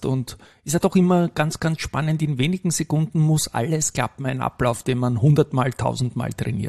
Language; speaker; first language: German; native; German